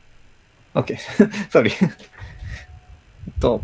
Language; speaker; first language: English; non-native, learner; Japanese